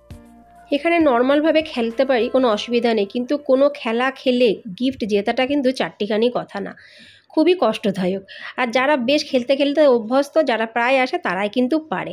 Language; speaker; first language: Bangla; native; Bangla